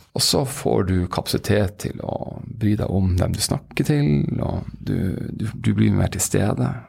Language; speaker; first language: Norwegian; native; Norwegian